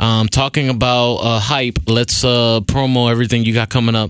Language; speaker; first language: English; early bilingual, other home language; Spanish